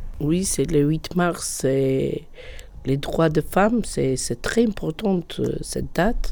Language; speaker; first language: French; non-native, learner; Albanian